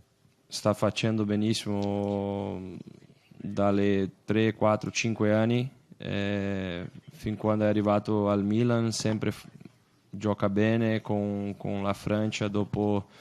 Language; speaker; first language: Italian; non-native, fluent; Portuguese